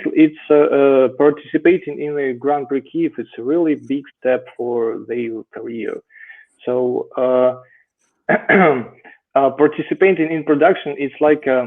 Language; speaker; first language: English; non-native, fluent; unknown